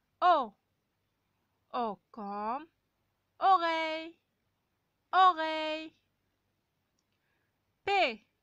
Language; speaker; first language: French; non-native, local second language; Arabic